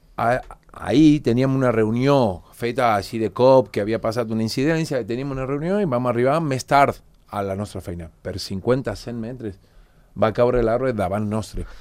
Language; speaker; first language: Catalan; non-native, fluent; Spanish